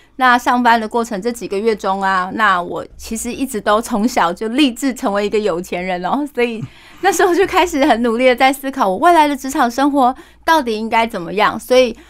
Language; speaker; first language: Chinese; native; Chinese